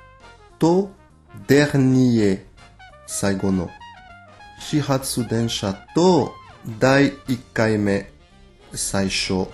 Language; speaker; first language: Japanese; non-native, fluent; French